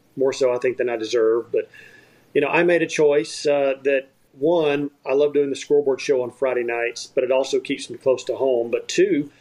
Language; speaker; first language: English; native; English